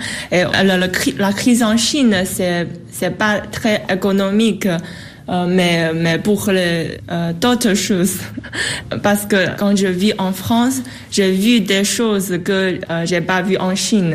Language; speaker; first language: French; non-native, learner; Chinese